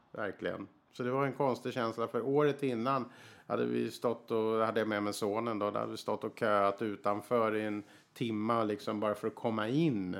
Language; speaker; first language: Swedish; early bilingual, other home language; English